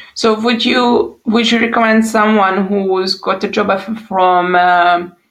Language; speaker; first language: English; non-native, fluent; Hungarian